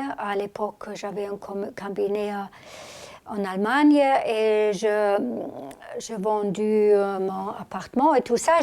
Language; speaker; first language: French; non-native, fluent; German